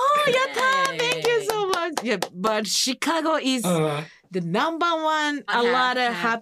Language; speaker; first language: English; non-native, learner; Japanese